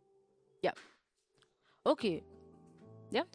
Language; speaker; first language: German; non-native, learner; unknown